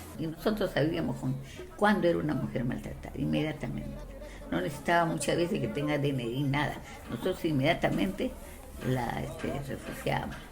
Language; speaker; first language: Spanish; non-native, local second language; Quechua